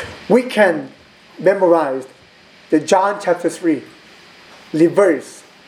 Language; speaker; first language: English; non-native, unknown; Korean